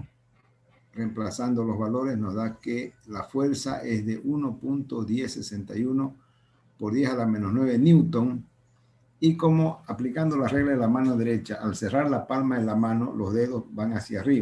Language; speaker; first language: Spanish; native; Spanish